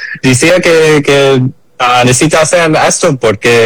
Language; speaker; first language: Spanish; early bilingual, heritage; English